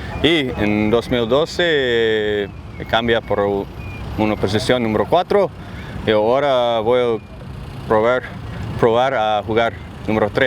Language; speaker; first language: Spanish; non-native, learner; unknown